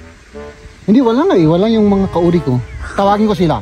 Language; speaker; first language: Filipino; non-native, learner; German